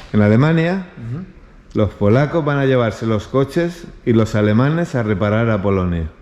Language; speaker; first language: Spanish; native; Spanish